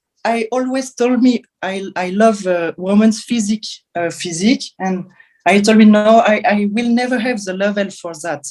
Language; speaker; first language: English; non-native, learner; French